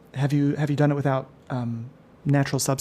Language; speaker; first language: English; native; English